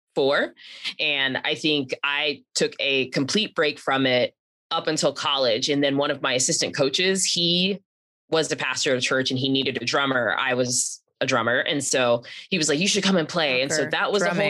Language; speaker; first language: English; native; English